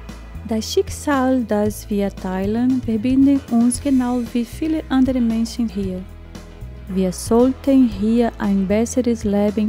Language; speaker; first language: German; non-native, fluent; Portuguese